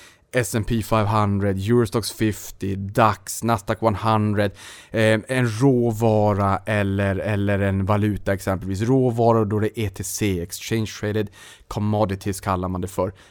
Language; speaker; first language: Swedish; native; Swedish